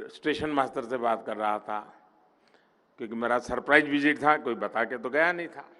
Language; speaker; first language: Hindi; non-native, local second language; Gujarati